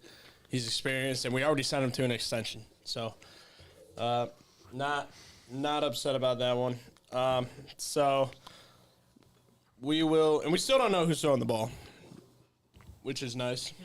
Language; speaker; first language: English; native; English